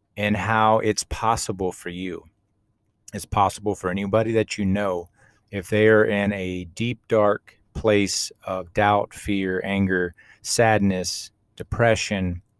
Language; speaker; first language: English; native; English